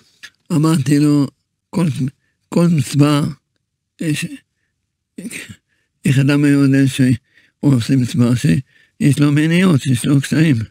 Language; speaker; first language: Hebrew; early bilingual, other home language; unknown